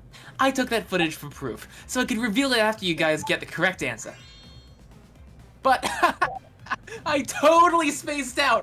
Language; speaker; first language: English; native; English